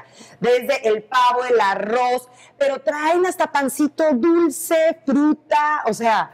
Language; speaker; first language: Spanish; native; Spanish